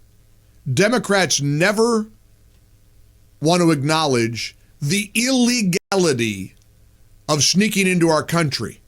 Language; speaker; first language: English; native; English